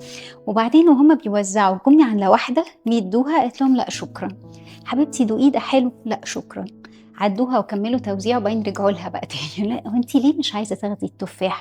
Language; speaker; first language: Arabic; native; Arabic